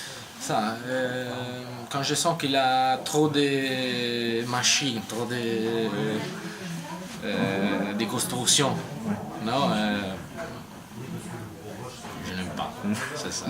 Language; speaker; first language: French; non-native, learner; Italian